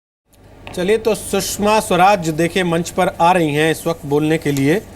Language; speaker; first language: Hindi; native; Hindi